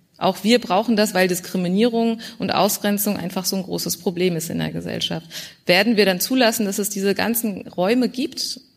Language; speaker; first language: German; early bilingual, other home language; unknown